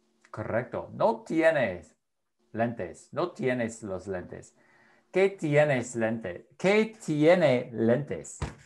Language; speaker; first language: Spanish; non-native, fluent; English